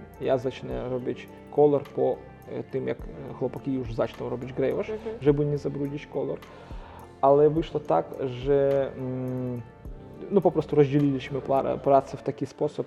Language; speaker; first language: Polish; non-native, local second language; Ukrainian